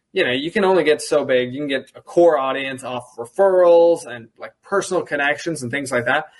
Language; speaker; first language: English; early bilingual, other home language; German